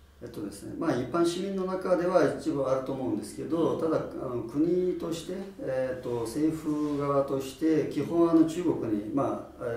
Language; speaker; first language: Japanese; non-native, fluent; Uyghur